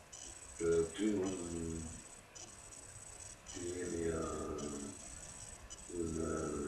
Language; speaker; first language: Spanish; non-native, learner; Italian